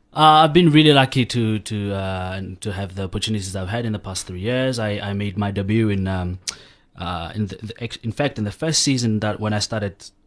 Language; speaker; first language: English; non-native, local second language; Southern Sotho